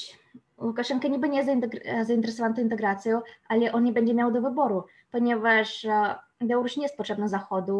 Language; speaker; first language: Polish; non-native, fluent; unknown